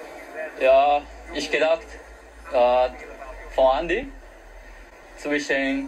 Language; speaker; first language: German; non-native, learner; Japanese